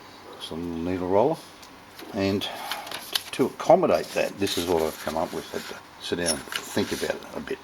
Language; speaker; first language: English; native; English